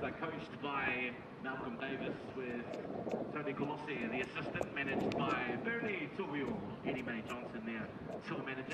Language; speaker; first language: English; native; English